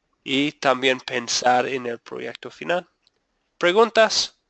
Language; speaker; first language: Spanish; non-native, fluent; English